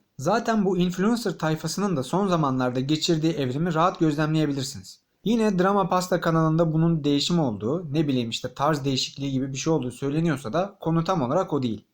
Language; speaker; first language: Turkish; native; Turkish